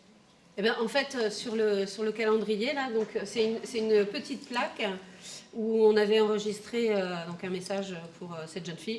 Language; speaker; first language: French; native; French